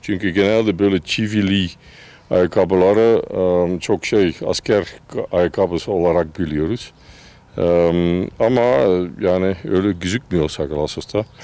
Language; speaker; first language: Turkish; non-native, fluent; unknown